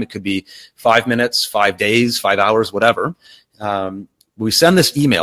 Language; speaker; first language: English; native; English